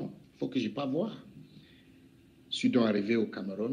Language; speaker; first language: French; non-native, local second language; English